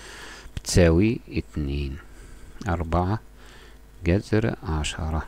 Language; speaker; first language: Arabic; native; Arabic